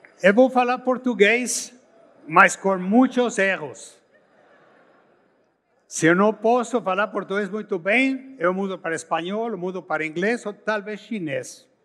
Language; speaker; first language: Portuguese; non-native, learner; Spanish